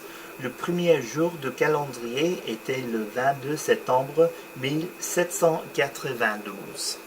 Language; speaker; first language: French; non-native, learner; English